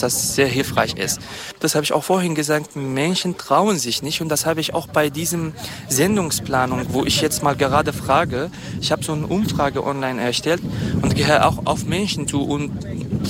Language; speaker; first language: German; non-native, fluent; Kurdish